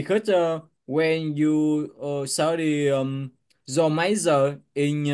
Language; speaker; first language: English; non-native, learner; Vietnamese